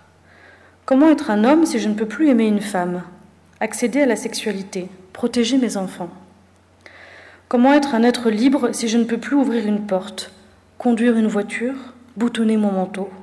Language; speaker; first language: French; native; French